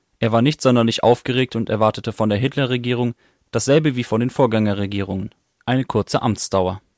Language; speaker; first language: German; native; German